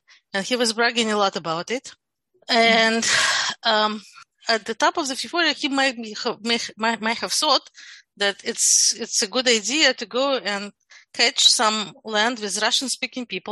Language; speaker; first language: English; non-native, fluent; Russian